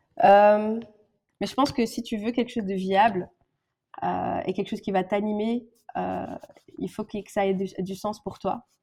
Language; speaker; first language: French; non-native, local second language; Arabic